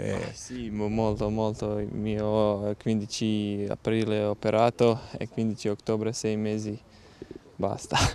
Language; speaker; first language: Italian; non-native, learner; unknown